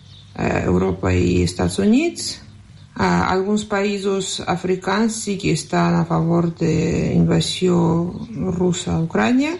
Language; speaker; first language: Catalan; non-native, fluent; Russian